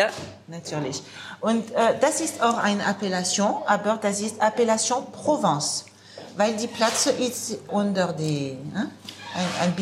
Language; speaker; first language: German; non-native, learner; French